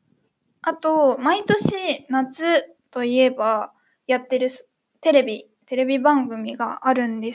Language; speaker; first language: Japanese; native; Japanese